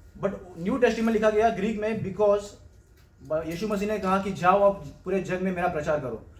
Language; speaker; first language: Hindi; non-native, local second language; Marathi